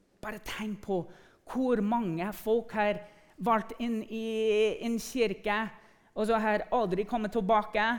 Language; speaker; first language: Norwegian; non-native, fluent; English